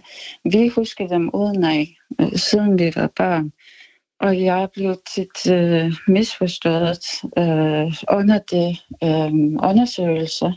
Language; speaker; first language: Danish; non-native, local second language; Kalaallisut